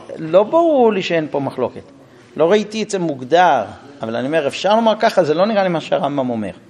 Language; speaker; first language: Hebrew; non-native, fluent; English